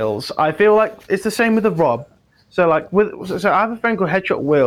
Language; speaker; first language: English; native; English